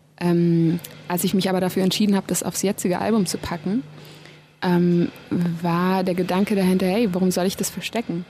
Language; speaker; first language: German; native; German